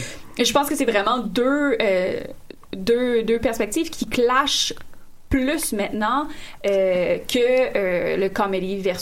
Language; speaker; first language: French; native; French